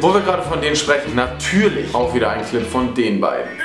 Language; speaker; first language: German; native; German